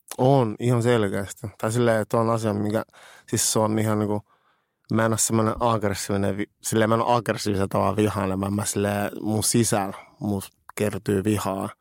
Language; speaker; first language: Finnish; early bilingual, other home language; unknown